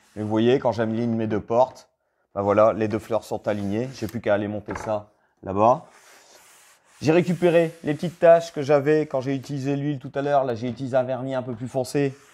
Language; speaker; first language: French; native; French